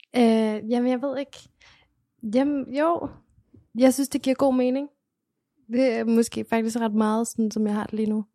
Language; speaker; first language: Danish; native; Danish